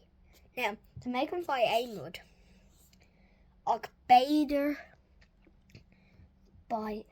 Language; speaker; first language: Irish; non-native, learner; English